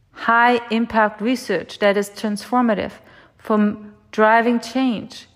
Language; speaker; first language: English; non-native, fluent; German